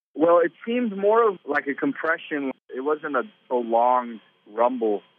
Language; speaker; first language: English; native; English